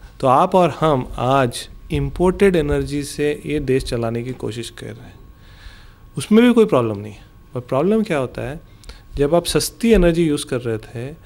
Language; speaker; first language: Hindi; non-native, local second language; Gujarati